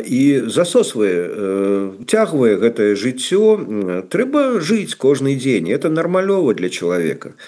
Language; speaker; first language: Belarusian; non-native, local second language; Russian